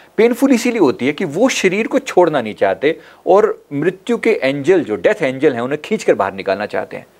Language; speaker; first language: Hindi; native; Hindi